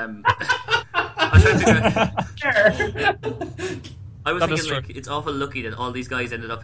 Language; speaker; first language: English; native; English